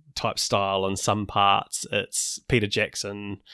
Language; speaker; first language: English; native; English